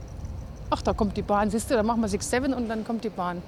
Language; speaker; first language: German; native; German